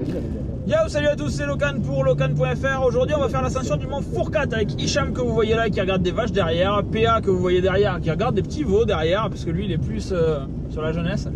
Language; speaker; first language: French; native; French